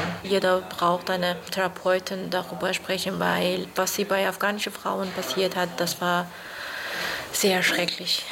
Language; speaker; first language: German; non-native, fluent; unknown